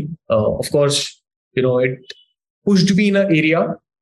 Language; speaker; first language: English; non-native, local second language; Hindi